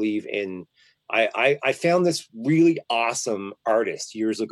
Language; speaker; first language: English; native; English